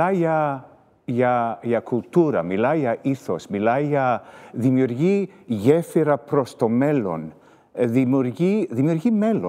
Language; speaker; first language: Greek; early bilingual, heritage; Greek